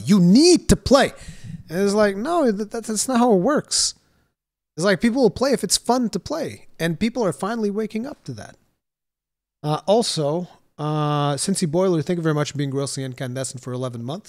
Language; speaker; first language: English; native; English